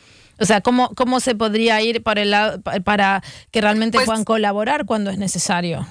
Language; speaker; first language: Spanish; native; Spanish